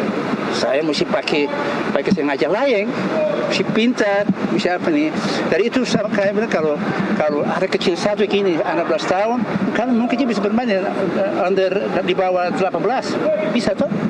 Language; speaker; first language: Indonesian; early bilingual, heritage; Indonesian